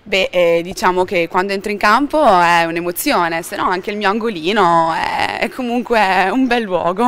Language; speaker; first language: Italian; native; Italian